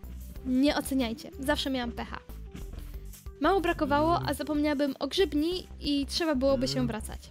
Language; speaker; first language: Polish; native; Polish